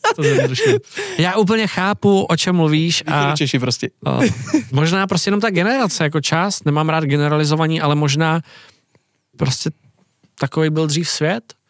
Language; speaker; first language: Czech; native; Czech